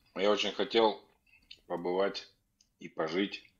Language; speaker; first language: Russian; native; Russian